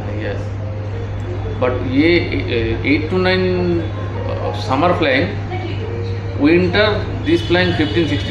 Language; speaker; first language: English; non-native, learner; Bangla